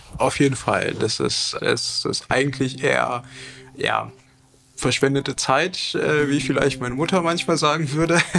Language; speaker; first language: German; early bilingual, other home language; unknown